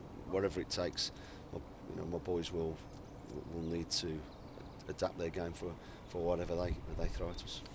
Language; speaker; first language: English; native; English